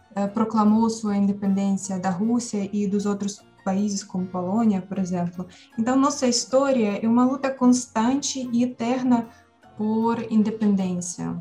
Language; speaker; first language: Portuguese; non-native, fluent; Ukrainian